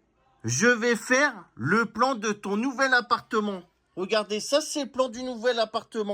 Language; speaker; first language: French; native; French